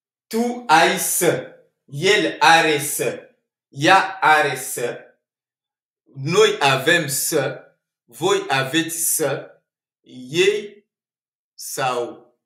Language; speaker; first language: Romanian; non-native, fluent; French